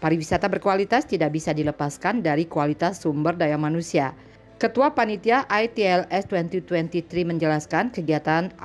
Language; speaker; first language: Indonesian; native; Indonesian